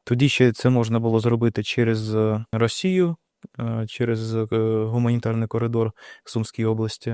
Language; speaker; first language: Ukrainian; non-native, local second language; Russian